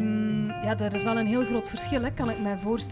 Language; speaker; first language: Dutch; native; Dutch